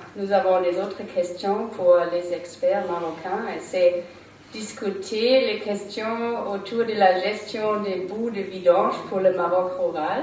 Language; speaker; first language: French; non-native, learner; German